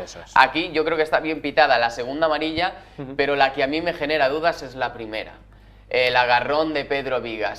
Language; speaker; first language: Spanish; native; Spanish